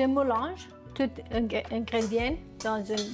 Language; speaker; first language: French; non-native, learner; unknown